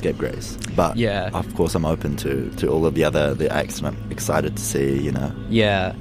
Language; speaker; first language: English; native; English